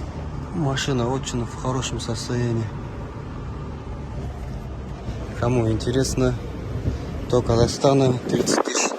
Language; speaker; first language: Russian; non-native, local second language; Kazakh